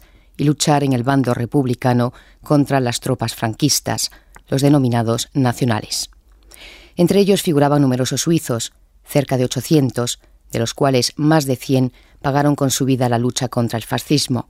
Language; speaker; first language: Spanish; native; Spanish